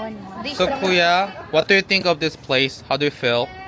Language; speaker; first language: English; non-native, learner; Korean